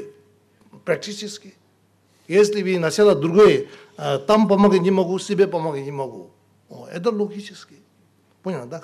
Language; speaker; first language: Russian; non-native, learner; Tibetan